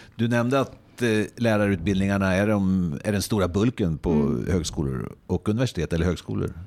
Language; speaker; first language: Swedish; native; Swedish